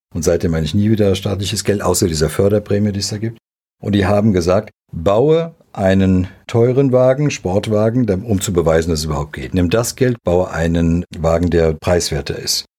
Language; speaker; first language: German; early bilingual, other home language; Serbian